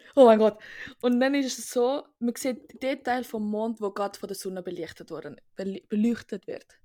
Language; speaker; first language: Swiss German; native; Swiss German